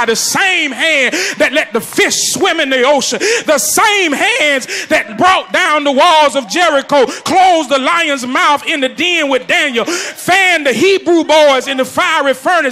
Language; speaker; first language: English; native; English